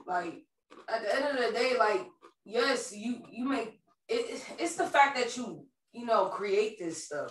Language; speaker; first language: English; native; English